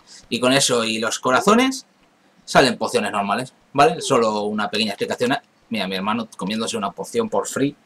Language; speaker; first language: Spanish; native; Spanish